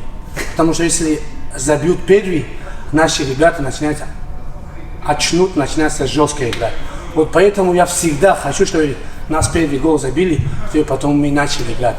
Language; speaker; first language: Russian; non-native, local second language; Tajik